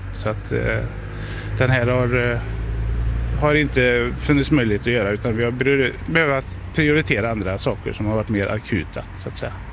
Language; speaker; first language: Swedish; native; Swedish